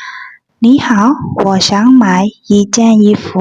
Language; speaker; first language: Chinese; non-native, fluent; Burmese